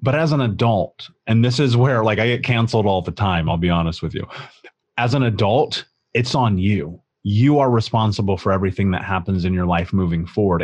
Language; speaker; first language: English; native; English